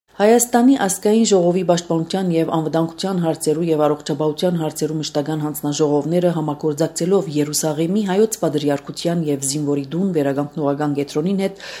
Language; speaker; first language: Armenian; early bilingual, heritage; Armenian